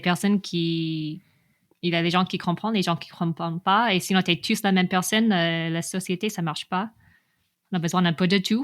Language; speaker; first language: French; non-native, fluent; English